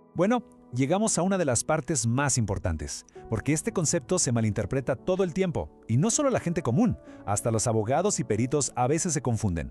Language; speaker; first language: Spanish; native; Spanish